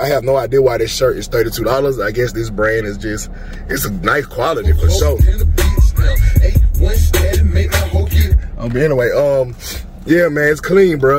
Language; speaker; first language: English; native; English